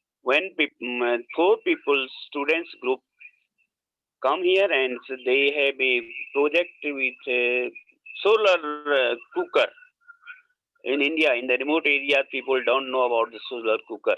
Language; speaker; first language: English; non-native, learner; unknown